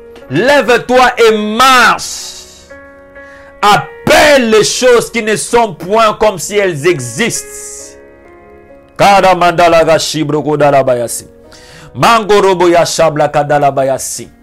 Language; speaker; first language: French; non-native, local second language; Lingala